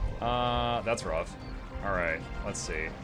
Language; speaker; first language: English; native; English